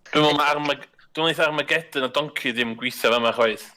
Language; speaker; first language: Welsh; native; Welsh